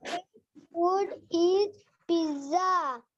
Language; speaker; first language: English; non-native, learner; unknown